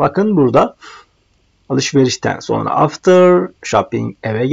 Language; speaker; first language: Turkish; non-native, fluent; Arabic